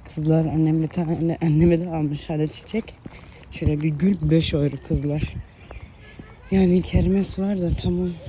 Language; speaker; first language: Turkish; early bilingual, heritage; Turkish